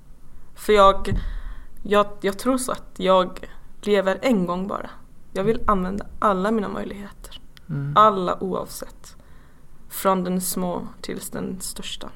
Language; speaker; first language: Swedish; non-native, fluent; Persian